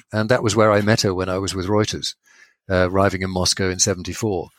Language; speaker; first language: English; native; English